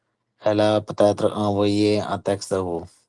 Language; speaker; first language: French; non-native, learner; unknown